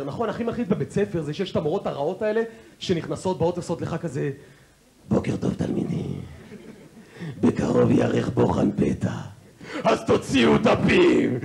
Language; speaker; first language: Hebrew; native; Hebrew